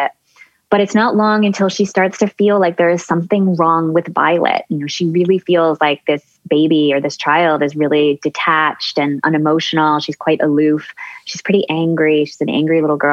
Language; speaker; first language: English; native; English